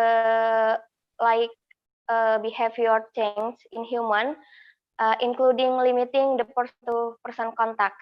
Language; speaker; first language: English; non-native, fluent; Indonesian